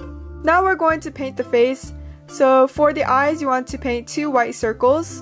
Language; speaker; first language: English; native; English